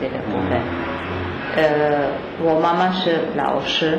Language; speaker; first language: Chinese; non-native, learner; Spanish